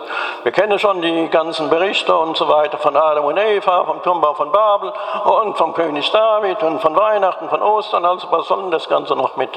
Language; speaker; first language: German; native; German